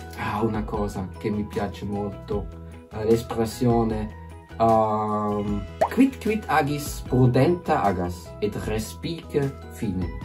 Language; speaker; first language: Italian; non-native, fluent; German